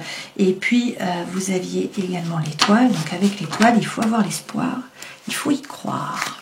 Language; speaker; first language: French; native; French